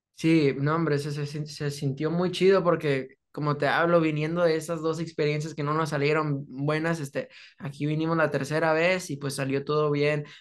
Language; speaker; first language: Spanish; early bilingual, heritage; Spanish